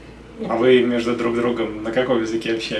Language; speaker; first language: Russian; native; Russian